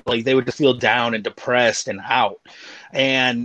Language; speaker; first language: English; native; English